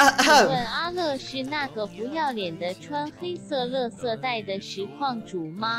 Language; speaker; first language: Chinese; native; Chinese